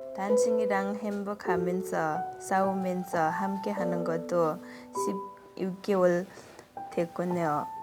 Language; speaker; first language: Korean; non-native, fluent; Nepali